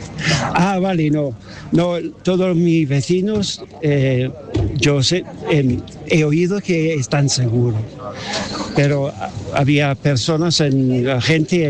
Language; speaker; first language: Spanish; non-native, fluent; English